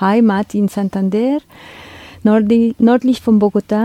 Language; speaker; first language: German; non-native, fluent; Spanish